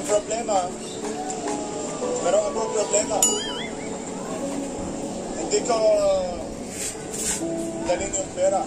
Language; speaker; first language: Filipino; non-native, learner; Arabic